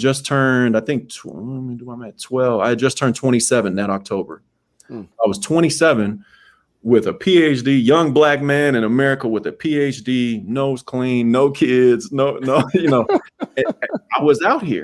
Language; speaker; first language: English; native; English